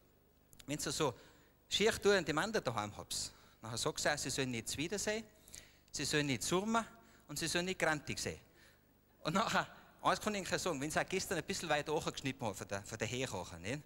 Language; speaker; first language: German; native; German